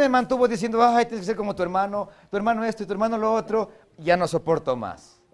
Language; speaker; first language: Spanish; native; Spanish